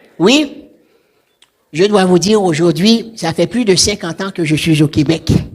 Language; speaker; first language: French; non-native, local second language; Haitian Creole